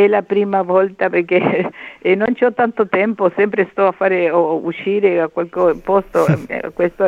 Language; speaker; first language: Italian; early bilingual, heritage; Spanish